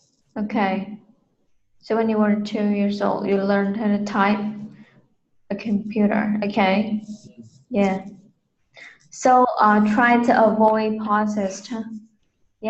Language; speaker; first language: English; non-native, fluent; Vietnamese